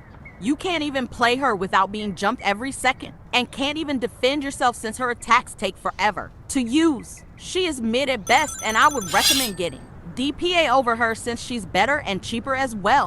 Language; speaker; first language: English; native; English